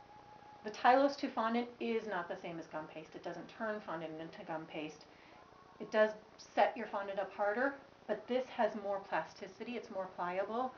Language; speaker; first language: English; native; English